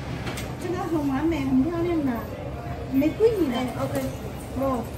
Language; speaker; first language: Chinese; non-native, learner; French